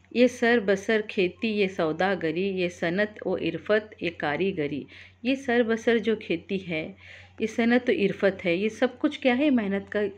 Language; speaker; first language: Urdu; native; Urdu